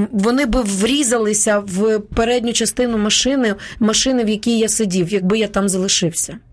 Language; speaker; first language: Ukrainian; native; Ukrainian